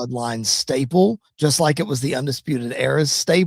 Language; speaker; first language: English; native; English